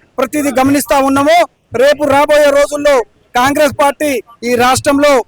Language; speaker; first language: Telugu; non-native, local second language; Lambadi